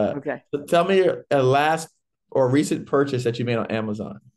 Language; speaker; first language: English; native; English